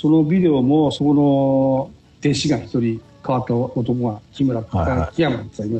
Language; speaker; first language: Japanese; native; Japanese